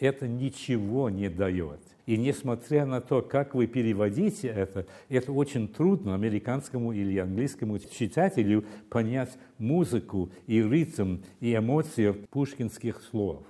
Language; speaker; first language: Russian; non-native, fluent; English